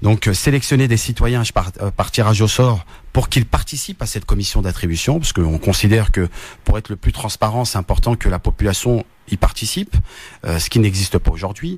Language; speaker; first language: French; native; French